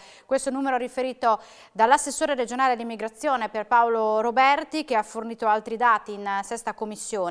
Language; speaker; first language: Italian; native; Italian